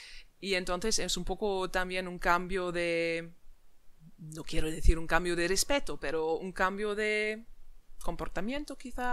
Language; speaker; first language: Spanish; non-native, fluent; German